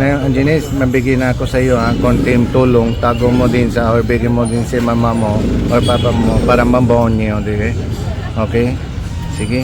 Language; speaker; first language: Filipino; non-native, local second language; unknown